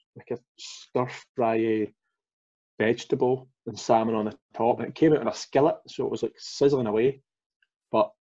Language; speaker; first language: English; native; English